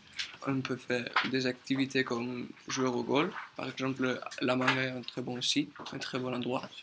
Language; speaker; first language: French; non-native, learner; Spanish